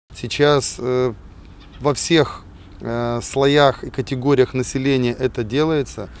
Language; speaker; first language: Russian; native; Russian